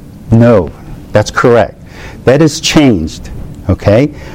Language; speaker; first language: English; early bilingual, other home language; Chinese